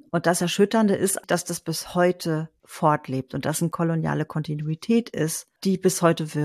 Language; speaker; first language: German; native; German